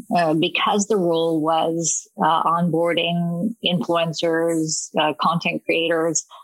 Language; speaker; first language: English; native; English